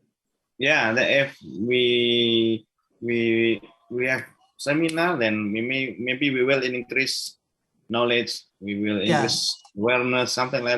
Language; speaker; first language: English; non-native, learner; Malay